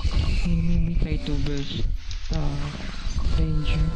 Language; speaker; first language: English; non-native, local second language; Filipino